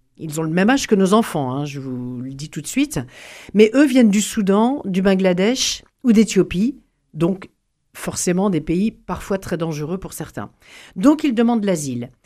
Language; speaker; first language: French; native; French